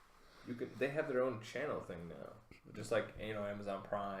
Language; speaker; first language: English; native; English